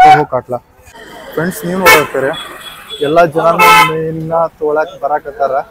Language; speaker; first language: Kannada; native; Kannada